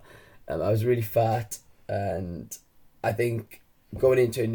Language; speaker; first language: English; native; English